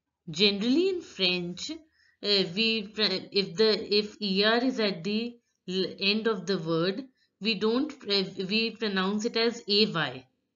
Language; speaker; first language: English; non-native, local second language; Hindi